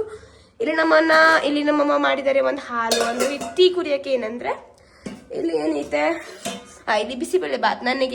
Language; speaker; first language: Kannada; non-native, local second language; Hindi